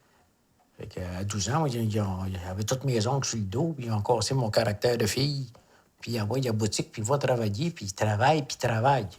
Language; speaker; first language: French; native; French